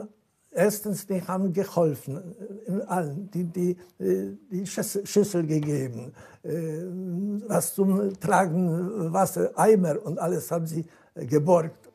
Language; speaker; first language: German; non-native, learner; Polish